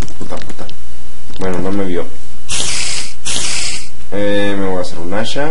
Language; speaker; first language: Spanish; native; Spanish